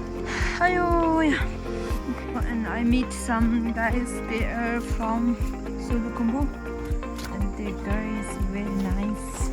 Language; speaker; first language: English; non-native, learner; Tibetan